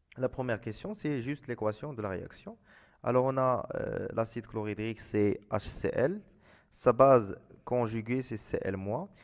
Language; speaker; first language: French; non-native, local second language; Arabic